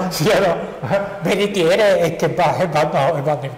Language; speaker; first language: Italian; native; Italian